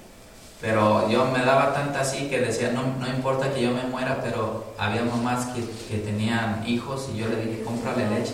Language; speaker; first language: Spanish; native; Spanish